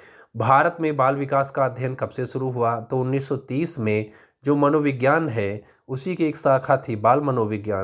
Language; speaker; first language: Hindi; native; Hindi